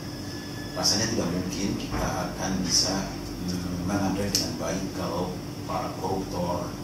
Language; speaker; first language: Indonesian; native; Indonesian